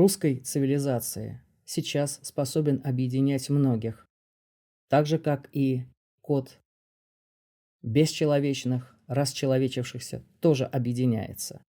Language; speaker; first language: Russian; native; Russian